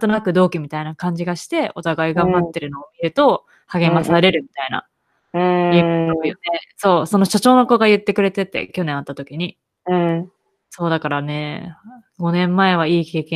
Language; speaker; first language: Japanese; native; Japanese